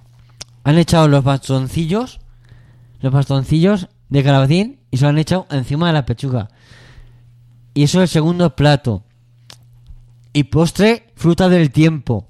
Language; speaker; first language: Spanish; native; Spanish